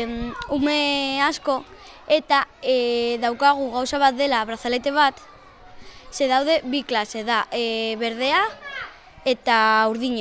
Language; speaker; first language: Basque; non-native, local second language; Spanish